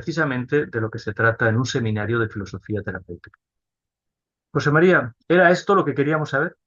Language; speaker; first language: Spanish; native; Spanish